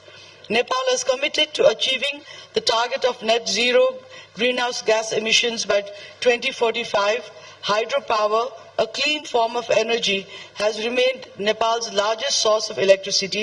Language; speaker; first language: English; non-native, fluent; Nepali